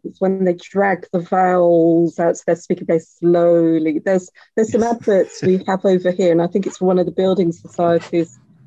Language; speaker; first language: English; native; English